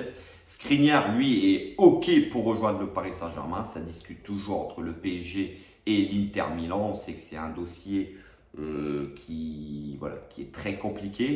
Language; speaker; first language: French; native; French